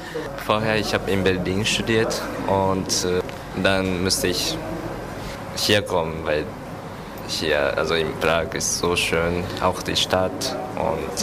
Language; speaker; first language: German; non-native, learner; Japanese